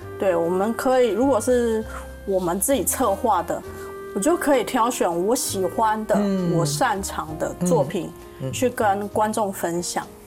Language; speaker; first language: Chinese; native; Chinese